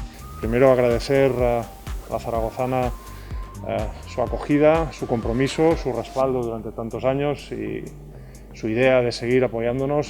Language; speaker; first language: Spanish; native; Spanish